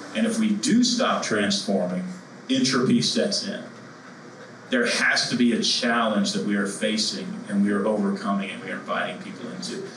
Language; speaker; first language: English; native; English